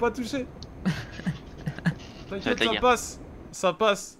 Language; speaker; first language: French; native; French